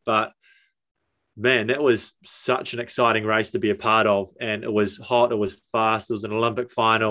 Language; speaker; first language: English; native; English